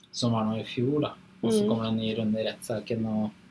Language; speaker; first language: Norwegian; native; Norwegian